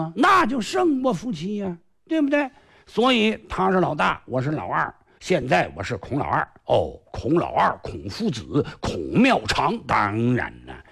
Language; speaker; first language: Chinese; native; Chinese